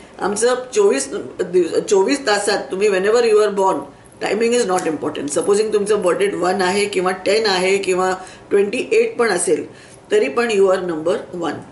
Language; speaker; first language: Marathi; non-native, local second language; Sindhi